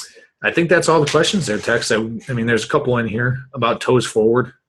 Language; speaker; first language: English; native; English